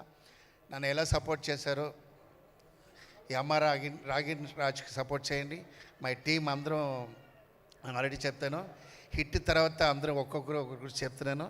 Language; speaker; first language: Telugu; non-native, learner; Tamil